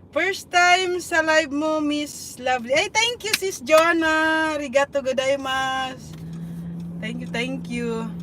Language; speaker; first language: Filipino; non-native, local second language; Bikol